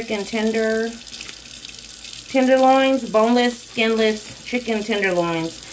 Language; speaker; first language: English; native; English